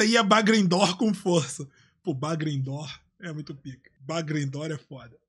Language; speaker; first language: Portuguese; native; Portuguese